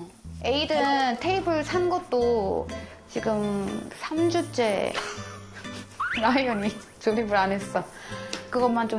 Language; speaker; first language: Korean; native; Korean